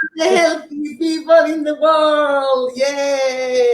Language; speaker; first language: English; non-native, learner; Portuguese